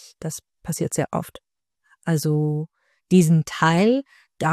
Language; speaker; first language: German; non-native, fluent; Dutch